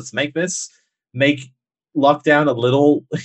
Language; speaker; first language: English; native; English